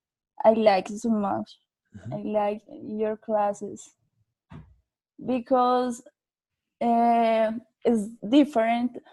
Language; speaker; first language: English; non-native, learner; Spanish